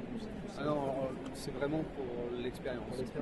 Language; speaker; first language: French; native; French